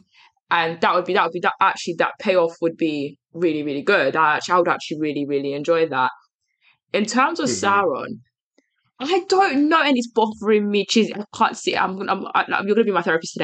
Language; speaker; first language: English; native; English